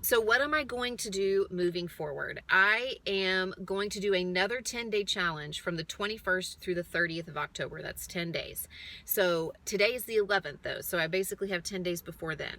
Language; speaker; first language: English; native; English